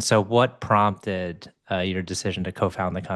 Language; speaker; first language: English; native; English